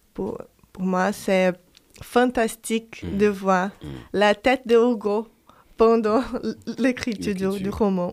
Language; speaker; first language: French; non-native, fluent; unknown